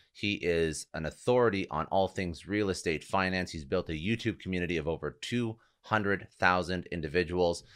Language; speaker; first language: English; native; English